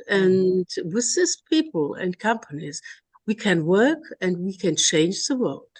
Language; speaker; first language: English; non-native, learner; German